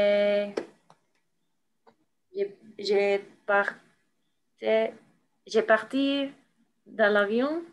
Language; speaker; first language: French; non-native, learner; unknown